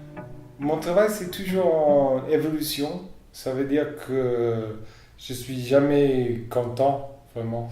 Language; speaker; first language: French; non-native, fluent; English